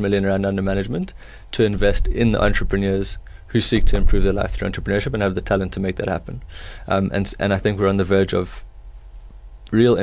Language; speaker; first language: English; native; English